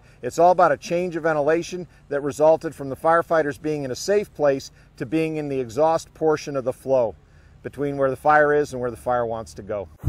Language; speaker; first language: English; native; English